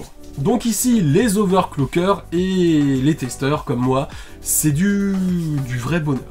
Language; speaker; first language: French; native; French